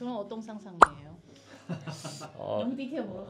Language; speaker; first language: Korean; non-native, fluent; Chinese